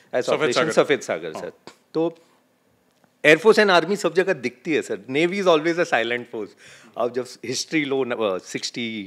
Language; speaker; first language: Hindi; non-native, local second language; Malayalam